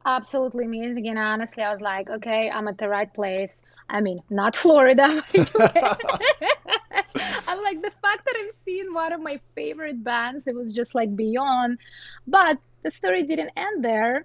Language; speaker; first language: English; non-native, fluent; Russian